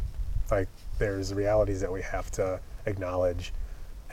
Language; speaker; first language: English; native; English